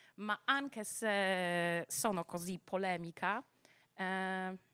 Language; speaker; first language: Italian; non-native, fluent; Polish